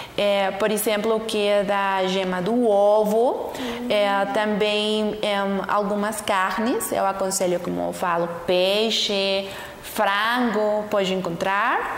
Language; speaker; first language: Portuguese; non-native, learner; Spanish